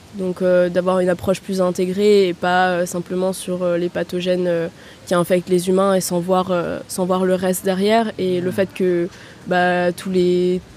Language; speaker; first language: French; early bilingual, heritage; German